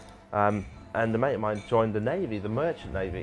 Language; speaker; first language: English; native; English